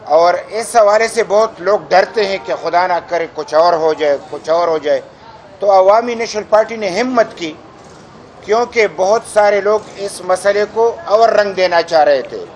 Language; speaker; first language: Urdu; non-native, local second language; Pashto